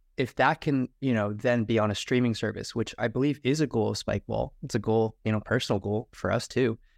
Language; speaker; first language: English; native; English